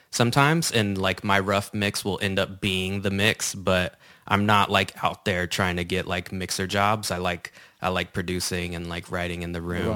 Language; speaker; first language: English; native; English